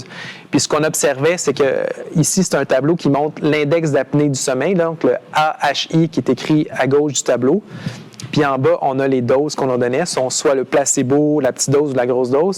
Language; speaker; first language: French; native; French